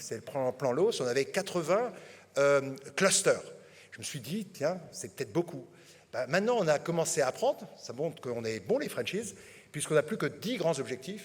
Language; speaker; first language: French; native; French